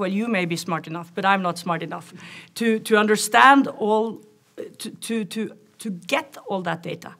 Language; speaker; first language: English; non-native, fluent; Norwegian